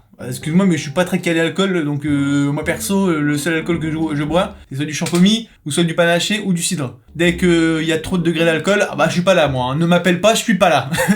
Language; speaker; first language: French; native; French